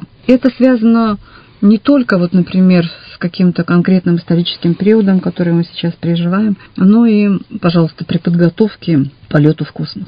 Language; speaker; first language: Russian; native; Russian